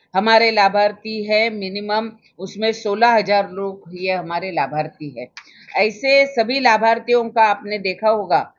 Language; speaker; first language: Hindi; non-native, local second language; Marathi